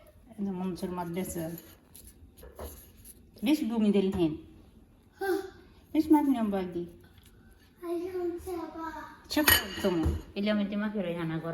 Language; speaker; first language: Arabic; non-native, learner; Bangla